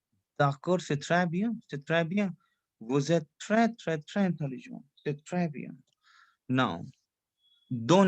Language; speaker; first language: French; non-native, fluent; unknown